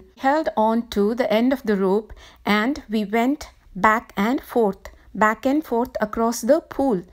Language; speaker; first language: English; non-native, local second language; Tamil